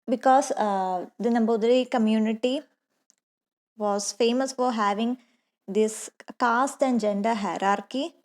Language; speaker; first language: English; non-native, local second language; Malayalam